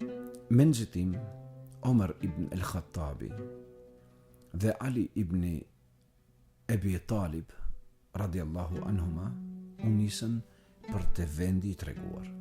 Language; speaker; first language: Albanian; native; Albanian